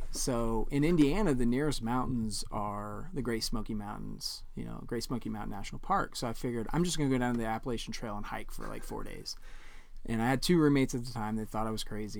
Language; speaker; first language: English; native; English